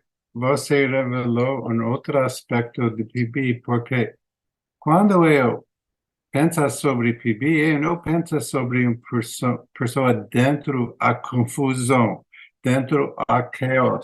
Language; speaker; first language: Portuguese; non-native, learner; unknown